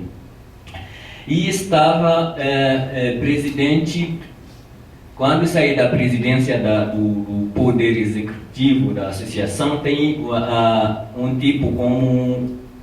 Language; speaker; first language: Portuguese; non-native, fluent; Tamasheq